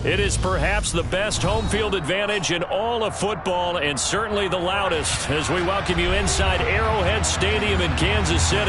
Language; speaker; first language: English; native; English